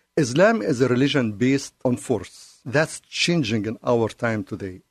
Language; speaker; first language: English; non-native, fluent; Arabic